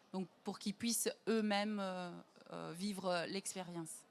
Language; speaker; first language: French; non-native, fluent; Portuguese